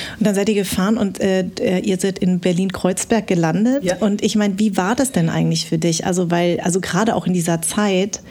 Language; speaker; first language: German; early bilingual, other home language; Vietnamese